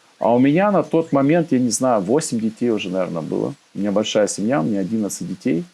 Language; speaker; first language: Russian; native; Russian